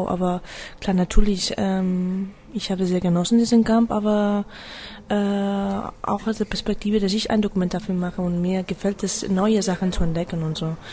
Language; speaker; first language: German; non-native, fluent; Spanish